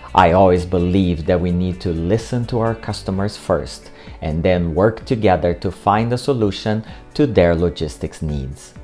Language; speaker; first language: English; non-native, fluent; Portuguese